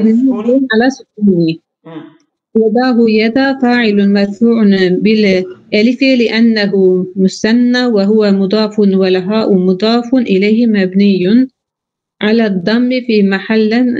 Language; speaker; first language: Arabic; non-native, learner; Turkish